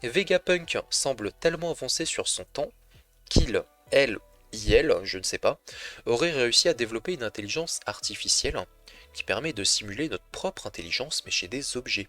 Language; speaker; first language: French; native; French